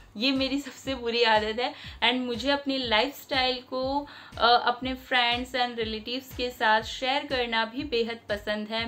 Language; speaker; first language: Hindi; non-native, local second language; Bangla